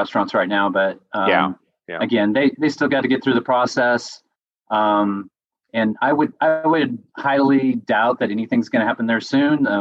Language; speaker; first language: English; native; English